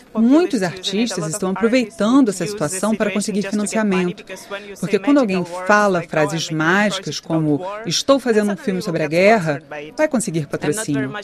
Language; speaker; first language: Portuguese; non-native, fluent; Ukrainian